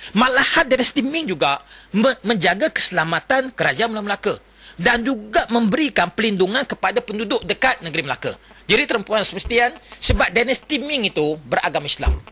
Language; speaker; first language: Malay; non-native, local second language; Chinese